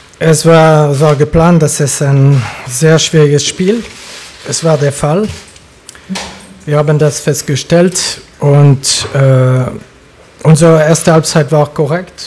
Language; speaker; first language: German; non-native, fluent; French